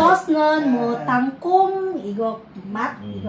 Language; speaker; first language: Korean; non-native, learner; Filipino